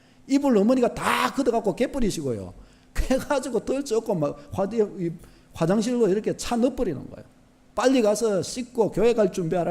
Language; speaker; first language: Korean; native; Korean